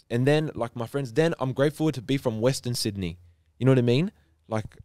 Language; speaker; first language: English; native; English